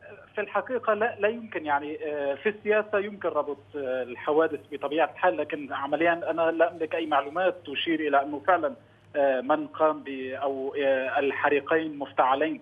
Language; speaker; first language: Arabic; native; Arabic